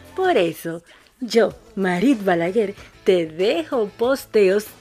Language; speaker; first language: Spanish; native; Spanish